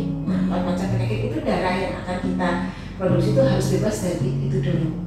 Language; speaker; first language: Indonesian; native; Indonesian